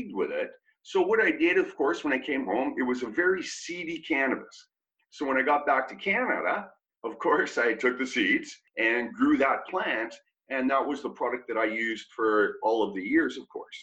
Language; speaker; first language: English; native; English